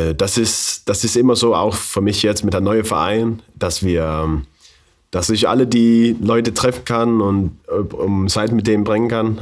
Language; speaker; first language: German; non-native, learner; Faroese